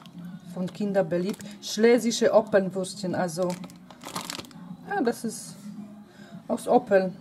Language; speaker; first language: German; non-native, fluent; Polish